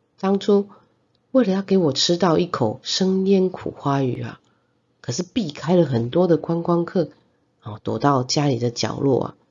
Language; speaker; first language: Chinese; native; Chinese